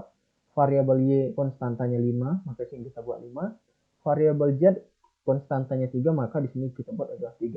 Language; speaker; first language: Indonesian; native; Indonesian